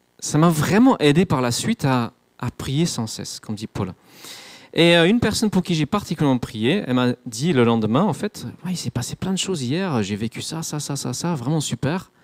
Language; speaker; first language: French; non-native, fluent; English